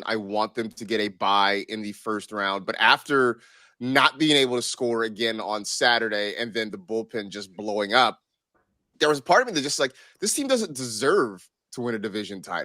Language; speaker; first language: English; native; English